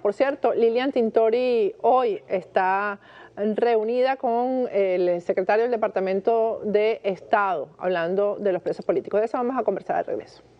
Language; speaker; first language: Spanish; native; Spanish